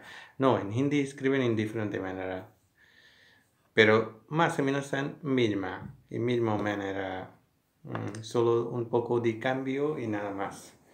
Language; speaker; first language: Spanish; non-native, learner; Hindi